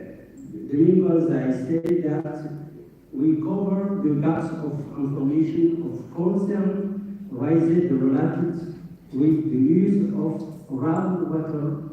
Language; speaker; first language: English; non-native, fluent; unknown